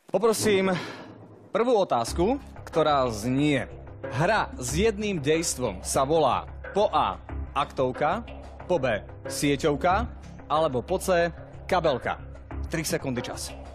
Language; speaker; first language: Slovak; native; Slovak